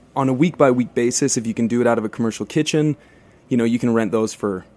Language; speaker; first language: English; native; English